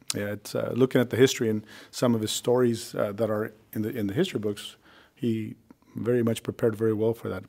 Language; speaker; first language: English; early bilingual, other home language; Spanish